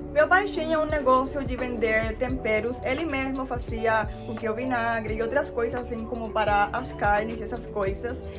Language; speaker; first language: Portuguese; non-native, fluent; Spanish